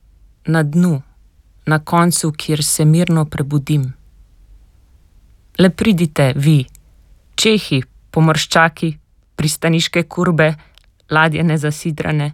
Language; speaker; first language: Slovenian; native; Slovenian